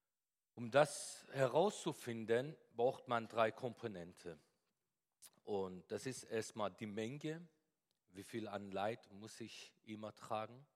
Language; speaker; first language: German; non-native, fluent; Persian